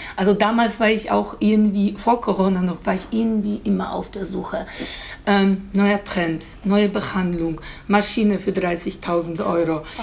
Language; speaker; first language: German; non-native, fluent; Polish